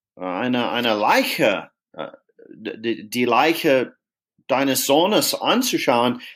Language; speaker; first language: German; non-native, fluent; English